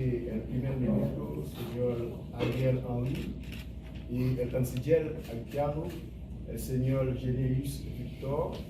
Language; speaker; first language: Spanish; non-native, fluent; Haitian Creole